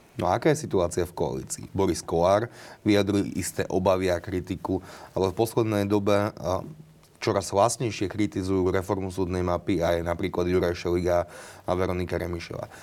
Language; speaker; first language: Slovak; native; Slovak